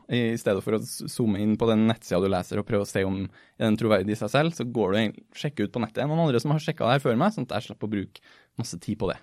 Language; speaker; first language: Norwegian; native; Norwegian